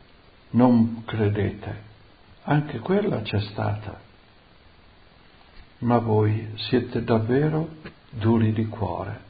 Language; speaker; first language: Italian; native; Italian